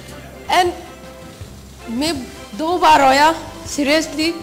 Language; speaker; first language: Hindi; non-native, local second language; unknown